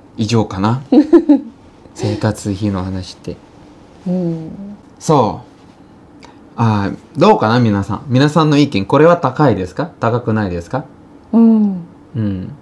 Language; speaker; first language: Japanese; non-native, fluent; Indonesian